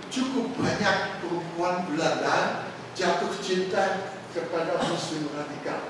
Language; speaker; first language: Malay; non-native, fluent; Dutch